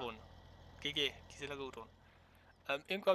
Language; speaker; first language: German; native; German